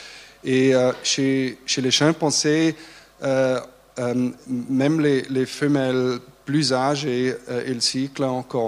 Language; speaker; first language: French; non-native, fluent; German